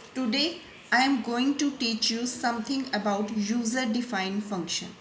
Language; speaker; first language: English; non-native, local second language; Punjabi